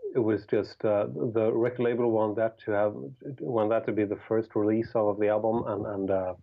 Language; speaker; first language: English; non-native, fluent; Swedish